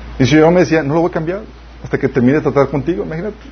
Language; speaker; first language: Spanish; native; Spanish